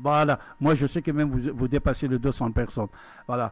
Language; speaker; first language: French; non-native, fluent; Persian